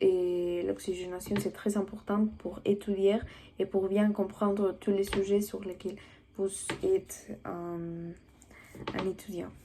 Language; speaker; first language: French; non-native, learner; Spanish